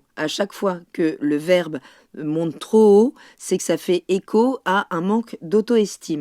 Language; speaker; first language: French; native; French